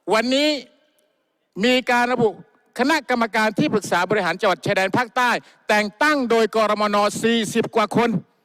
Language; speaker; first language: Thai; non-native, local second language; Malay